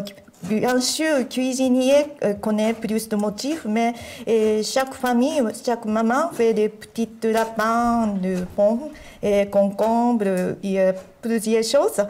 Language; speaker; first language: French; non-native, learner; Japanese